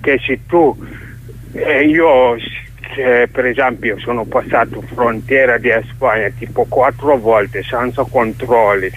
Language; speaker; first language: Italian; non-native, learner; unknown